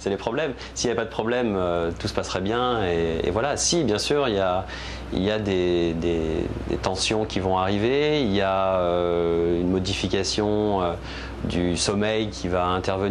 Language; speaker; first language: French; native; French